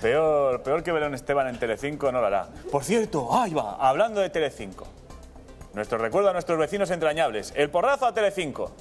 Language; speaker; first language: Spanish; native; Spanish